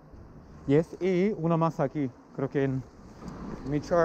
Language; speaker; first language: Spanish; non-native, local second language; English